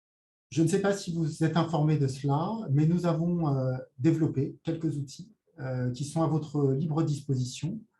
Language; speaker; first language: French; native; French